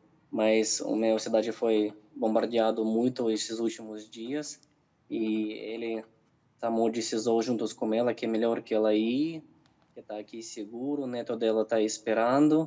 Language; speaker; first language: Portuguese; non-native, fluent; Ukrainian